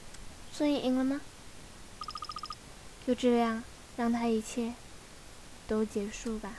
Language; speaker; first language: Chinese; native; Chinese